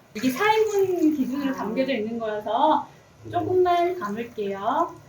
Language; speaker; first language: Korean; early bilingual, heritage; Korean